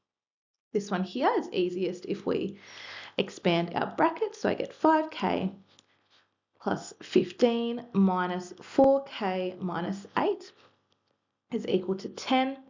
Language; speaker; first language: English; native; English